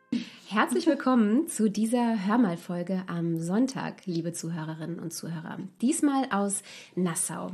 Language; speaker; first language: German; native; German